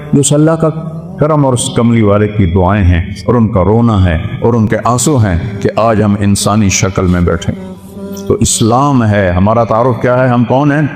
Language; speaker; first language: Urdu; non-native, local second language; Punjabi